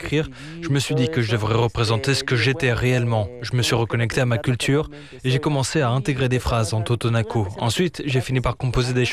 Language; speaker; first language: French; non-native, fluent; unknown